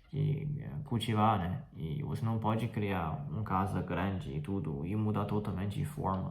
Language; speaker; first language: Portuguese; non-native, fluent; Chinese